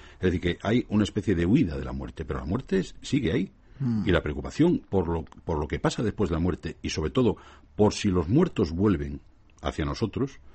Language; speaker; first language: Spanish; native; Spanish